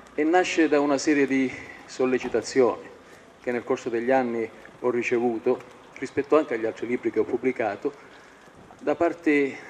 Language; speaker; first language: Italian; non-native, local second language; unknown